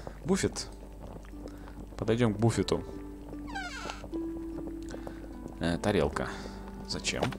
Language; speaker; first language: Russian; native; Russian